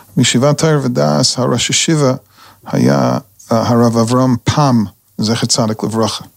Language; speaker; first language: Hebrew; non-native, fluent; English